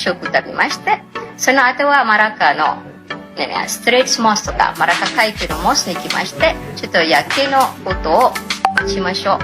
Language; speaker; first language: Japanese; non-native, fluent; Malay